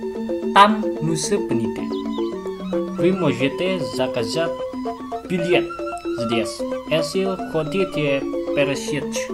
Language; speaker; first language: Russian; non-native, learner; Indonesian